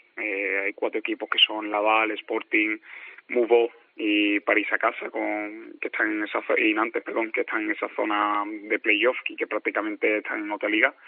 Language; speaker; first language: Spanish; native; Spanish